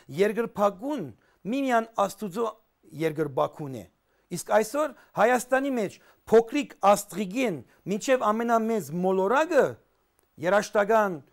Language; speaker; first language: Armenian; native; Armenian